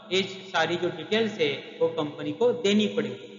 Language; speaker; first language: Hindi; non-native, local second language; Marathi